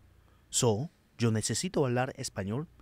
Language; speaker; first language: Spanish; non-native, learner; English